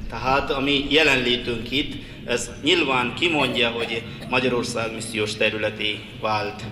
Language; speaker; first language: Hungarian; non-native, fluent; Malayalam